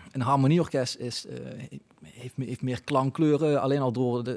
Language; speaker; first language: Dutch; native; Dutch